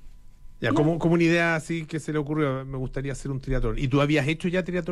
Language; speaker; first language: Spanish; native; Spanish